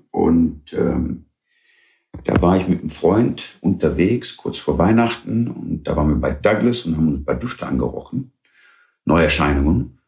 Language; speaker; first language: German; early bilingual, other home language; English